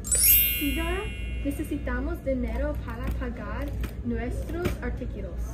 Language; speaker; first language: Spanish; non-native, learner; English